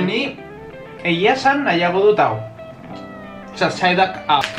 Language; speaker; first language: Basque; non-native, local second language; Spanish